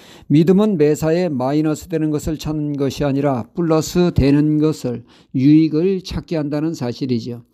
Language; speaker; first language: Korean; native; Korean